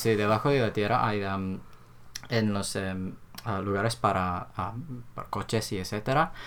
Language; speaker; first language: Spanish; non-native, learner; Korean